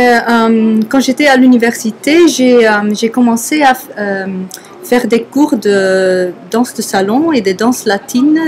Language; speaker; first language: French; non-native, fluent; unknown